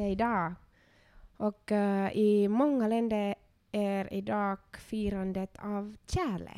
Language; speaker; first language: Swedish; non-native, local second language; Finnish